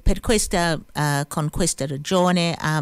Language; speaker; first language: Italian; early bilingual, heritage; English